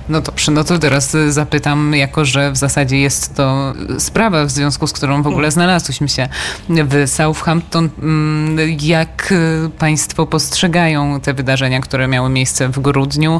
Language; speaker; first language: Polish; native; Polish